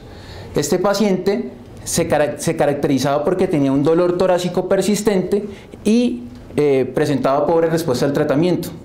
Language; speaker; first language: Spanish; native; Spanish